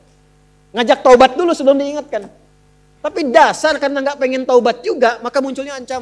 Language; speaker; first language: Indonesian; native; Indonesian